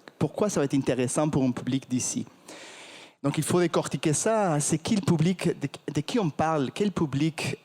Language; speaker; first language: French; non-native, fluent; Spanish